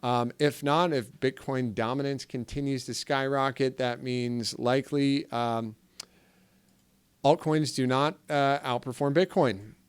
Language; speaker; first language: English; native; English